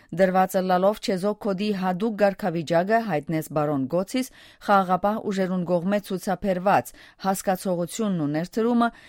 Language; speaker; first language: Armenian; early bilingual, heritage; Armenian